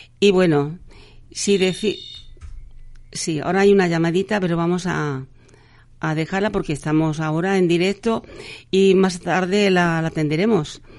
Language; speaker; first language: Spanish; native; Spanish